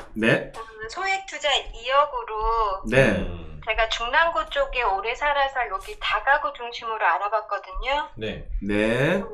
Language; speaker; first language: Korean; native; Korean